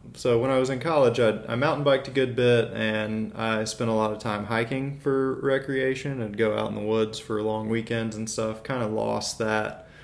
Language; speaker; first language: English; native; English